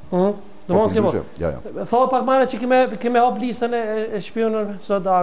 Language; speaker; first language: Albanian; native; Albanian